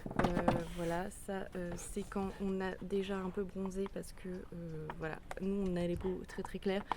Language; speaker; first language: French; native; French